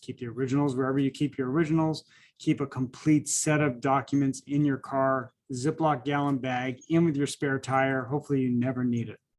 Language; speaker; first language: English; native; English